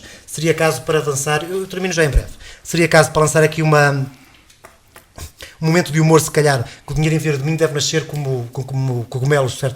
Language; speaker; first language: Portuguese; native; Portuguese